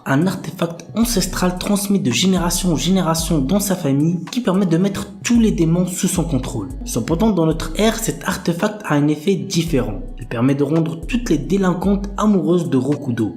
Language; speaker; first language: French; native; French